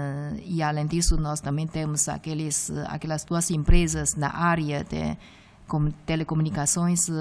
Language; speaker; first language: Portuguese; non-native, fluent; Chinese